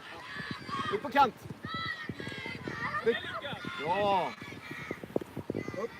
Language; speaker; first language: Swedish; native; Swedish